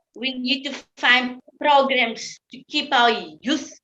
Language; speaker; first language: English; non-native, local second language; Afrikaans